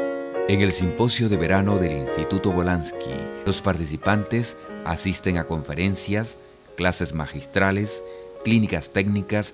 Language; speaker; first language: Spanish; native; Spanish